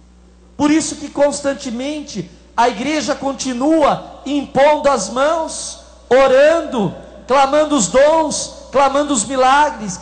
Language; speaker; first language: Portuguese; native; Portuguese